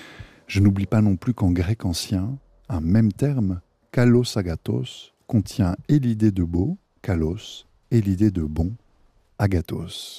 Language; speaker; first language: French; native; French